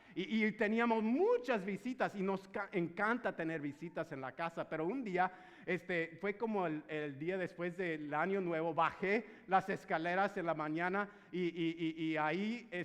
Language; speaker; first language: Spanish; non-native, fluent; English